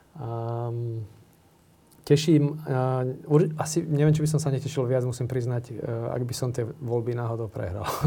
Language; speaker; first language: Slovak; native; Slovak